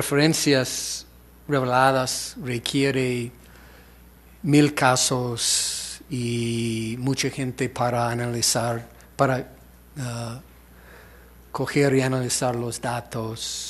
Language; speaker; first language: Spanish; non-native, fluent; English